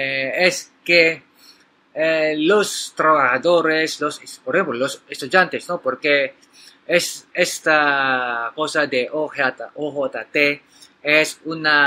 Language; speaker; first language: Spanish; non-native, learner; Filipino